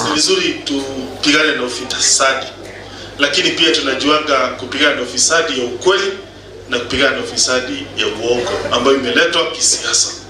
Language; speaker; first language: Swahili; non-native, local second language; Kikuyu